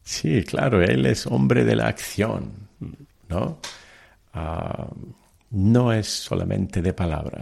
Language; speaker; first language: Spanish; early bilingual, heritage; Telugu